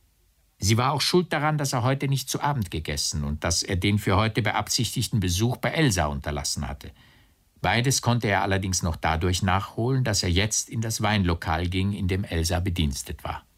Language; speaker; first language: German; native; German